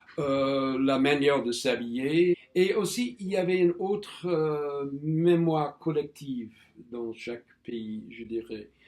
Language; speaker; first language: French; non-native, fluent; English